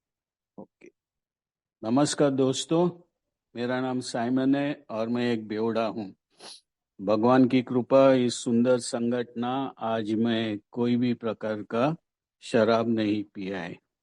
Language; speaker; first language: Hindi; non-native, local second language; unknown